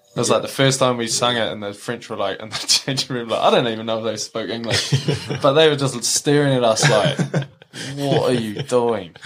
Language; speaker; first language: English; native; English